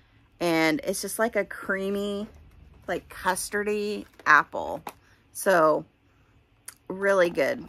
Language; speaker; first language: English; native; English